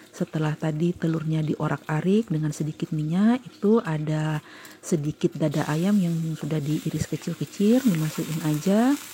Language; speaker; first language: Indonesian; native; Indonesian